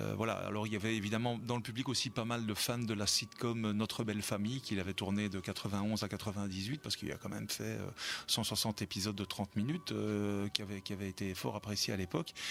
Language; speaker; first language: French; native; French